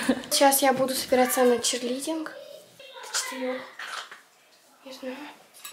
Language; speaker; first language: Russian; early bilingual, heritage; Russian